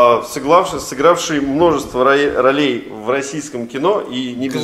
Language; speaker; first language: Russian; native; Russian